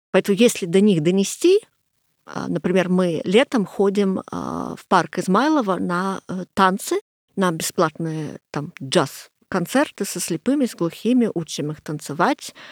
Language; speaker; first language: Russian; non-native, fluent; English